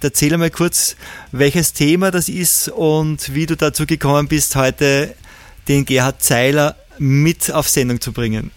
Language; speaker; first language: German; native; German